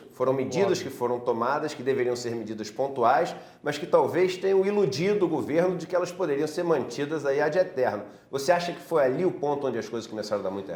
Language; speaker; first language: Portuguese; native; Portuguese